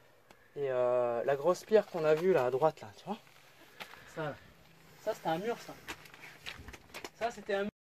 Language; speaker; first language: French; native; French